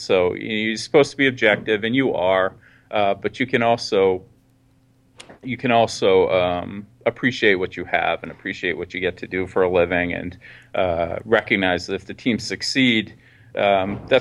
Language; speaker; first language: English; native; English